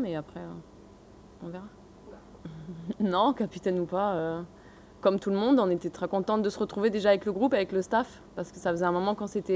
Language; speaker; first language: French; native; French